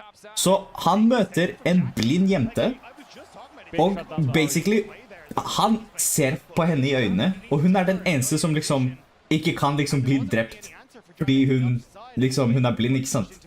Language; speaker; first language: Norwegian; native; Norwegian